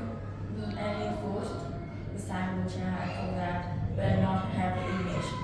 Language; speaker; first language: English; non-native, learner; Vietnamese